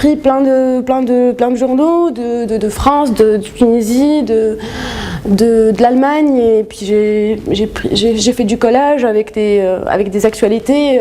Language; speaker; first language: French; non-native, local second language; Arabic